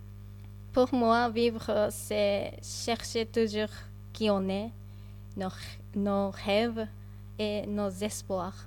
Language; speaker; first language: French; non-native, learner; Japanese